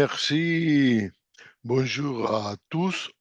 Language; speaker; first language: French; non-native, fluent; Portuguese